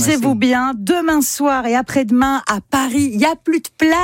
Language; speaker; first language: French; native; French